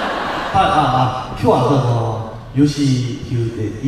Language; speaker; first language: Japanese; non-native, learner; Korean